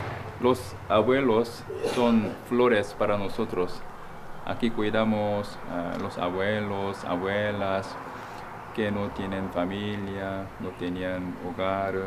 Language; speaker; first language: Spanish; non-native, fluent; Korean